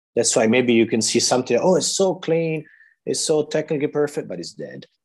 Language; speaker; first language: English; non-native, fluent; Italian